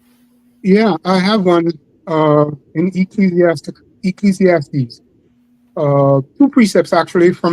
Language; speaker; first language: English; native; English